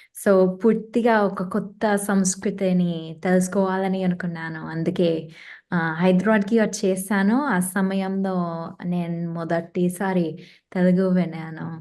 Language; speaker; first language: Telugu; non-native, fluent; English